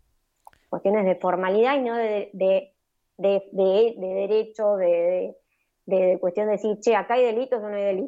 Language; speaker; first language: Spanish; native; Spanish